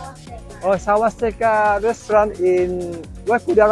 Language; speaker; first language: English; non-native, learner; Indonesian